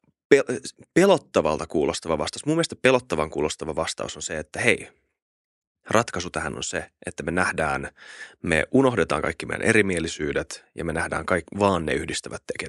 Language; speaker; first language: Finnish; native; Finnish